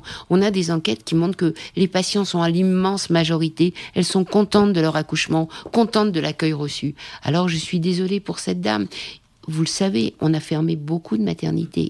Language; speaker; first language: French; native; French